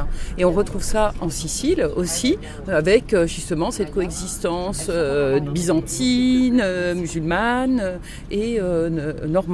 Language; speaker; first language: French; native; French